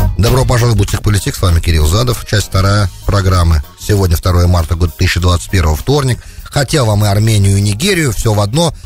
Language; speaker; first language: Russian; native; Russian